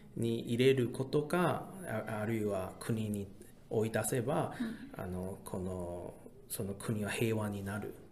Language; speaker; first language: Japanese; early bilingual, heritage; Japanese